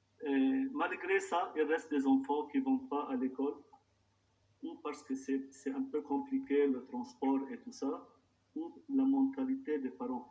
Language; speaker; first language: French; non-native, local second language; Arabic